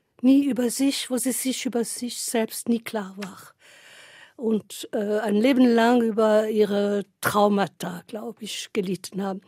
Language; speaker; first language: German; non-native, fluent; French